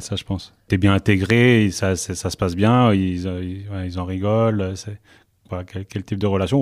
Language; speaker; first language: French; native; French